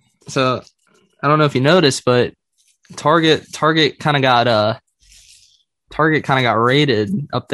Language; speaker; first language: English; native; English